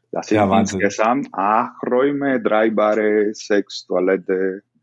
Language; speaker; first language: German; non-native, fluent; Spanish